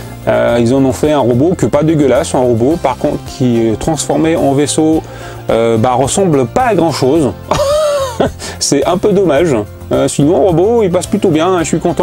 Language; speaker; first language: French; native; French